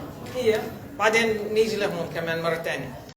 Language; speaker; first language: Arabic; early bilingual, heritage; Arabic